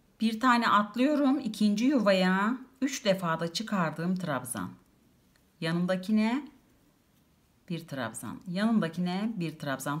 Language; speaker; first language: Turkish; native; Turkish